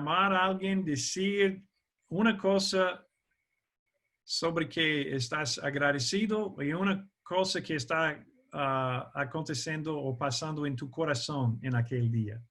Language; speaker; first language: Spanish; non-native, fluent; English